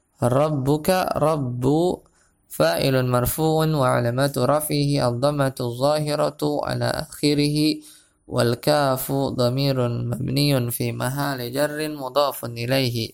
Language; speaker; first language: Arabic; non-native, fluent; Indonesian